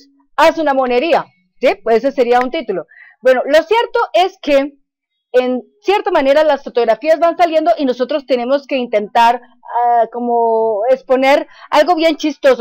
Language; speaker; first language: Spanish; native; Spanish